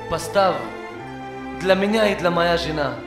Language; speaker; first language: Russian; non-native, learner; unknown